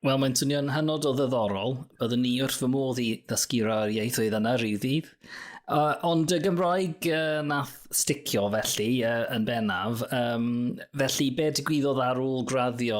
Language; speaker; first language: Welsh; non-native, local second language; English